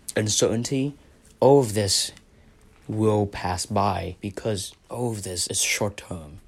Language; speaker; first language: English; non-native, fluent; Vietnamese